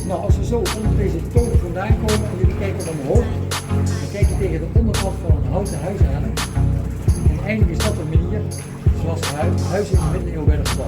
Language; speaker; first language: Dutch; native; Dutch